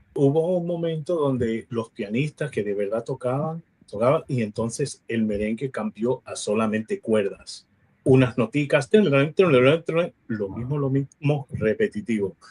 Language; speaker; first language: Spanish; early bilingual, heritage; Spanish